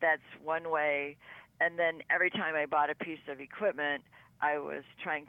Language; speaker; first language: English; native; English